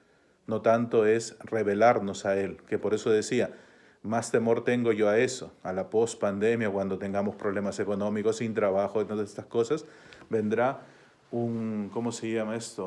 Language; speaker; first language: Spanish; native; Spanish